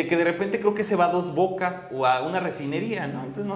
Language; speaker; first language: Spanish; native; Spanish